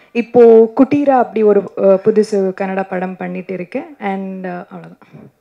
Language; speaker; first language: Tamil; non-native, learner; Kannada